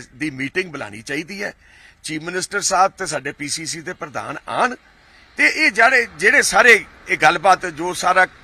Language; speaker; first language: Punjabi; native; Punjabi